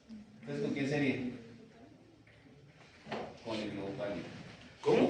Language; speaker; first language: Spanish; native; Spanish